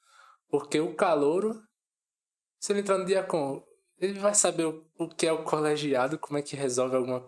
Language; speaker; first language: Portuguese; native; Portuguese